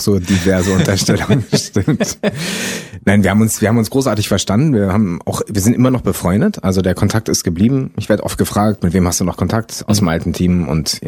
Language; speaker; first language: German; non-native, local second language; French